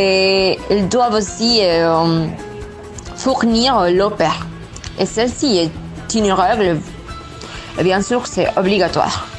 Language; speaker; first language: French; non-native, learner; Spanish